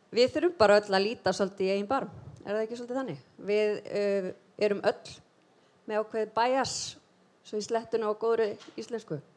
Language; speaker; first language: Icelandic; native; Icelandic